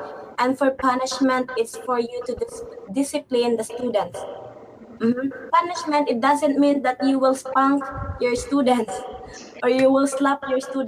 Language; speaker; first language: English; non-native, fluent; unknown